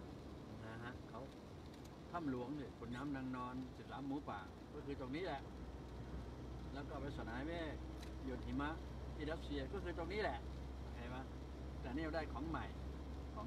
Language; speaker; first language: Thai; native; Thai